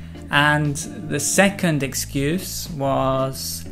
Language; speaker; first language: English; native; English